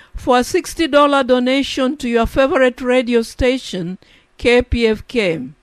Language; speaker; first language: English; native; English